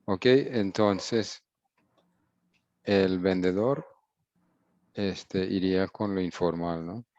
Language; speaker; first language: Spanish; non-native, fluent; English